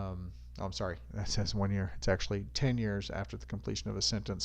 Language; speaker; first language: English; native; English